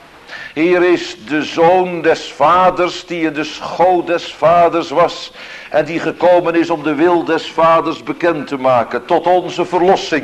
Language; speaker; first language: Dutch; native; Dutch